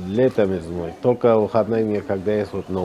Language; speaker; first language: Russian; non-native, learner; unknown